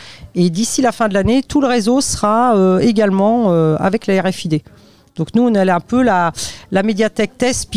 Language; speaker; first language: French; native; French